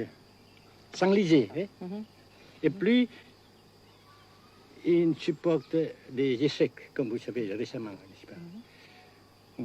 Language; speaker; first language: French; non-native, fluent; Vietnamese